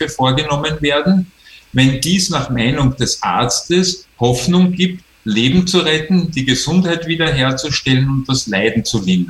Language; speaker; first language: German; native; German